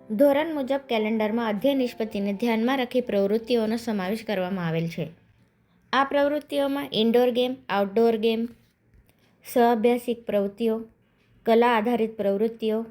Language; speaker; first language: Gujarati; non-native, local second language; Marathi